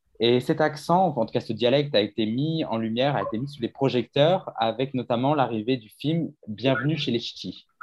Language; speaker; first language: French; native; French